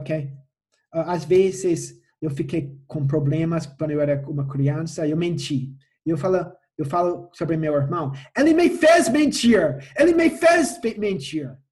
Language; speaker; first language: Portuguese; non-native, fluent; English